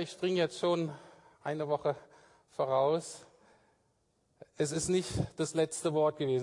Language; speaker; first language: German; native; German